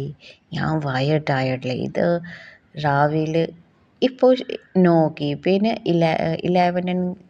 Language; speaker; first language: Malayalam; non-native, learner; Hindi